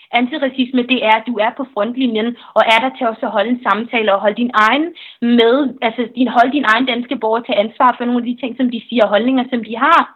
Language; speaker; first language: Danish; early bilingual, other home language; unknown